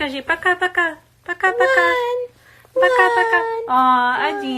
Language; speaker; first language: Russian; non-native, learner; English